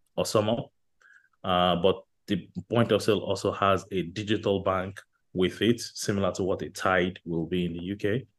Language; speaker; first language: English; non-native, local second language; Yoruba